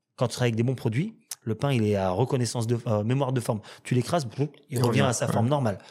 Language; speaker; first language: French; native; French